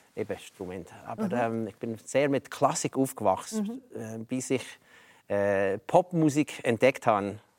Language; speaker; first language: German; non-native, fluent; English